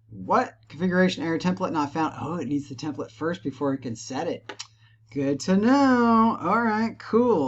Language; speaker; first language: English; native; English